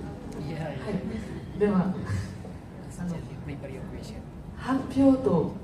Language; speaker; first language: Japanese; non-native, fluent; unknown